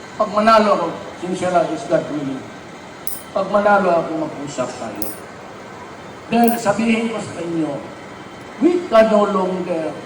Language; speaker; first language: Filipino; non-native, local second language; Cebuano